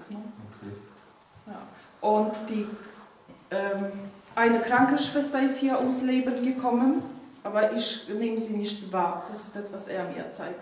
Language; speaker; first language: German; non-native, fluent; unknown